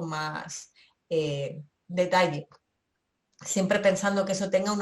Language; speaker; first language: Spanish; native; Spanish